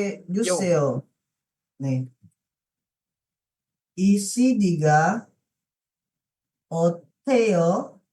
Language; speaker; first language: Korean; non-native, learner; Indonesian